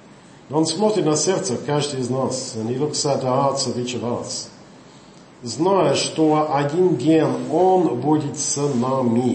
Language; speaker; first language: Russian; non-native, fluent; English